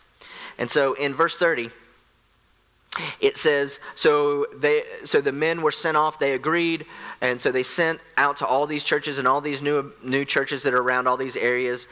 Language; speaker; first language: English; native; English